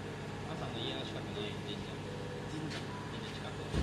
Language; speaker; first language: Japanese; non-native, learner; Vietnamese